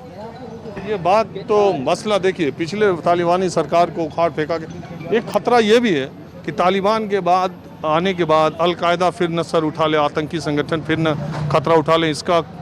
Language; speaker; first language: Hindi; native; Hindi